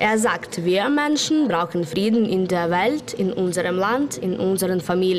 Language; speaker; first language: German; non-native, fluent; Ukrainian